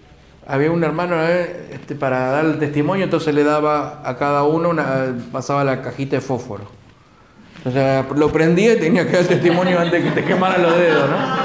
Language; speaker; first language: Spanish; native; Spanish